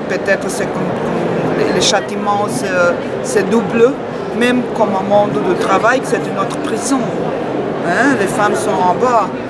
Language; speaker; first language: French; non-native, fluent; Spanish